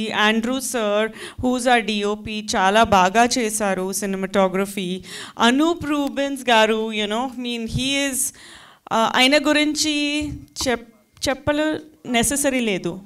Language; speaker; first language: Telugu; non-native, fluent; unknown